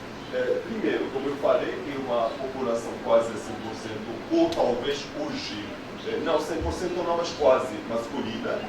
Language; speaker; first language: Portuguese; non-native, fluent; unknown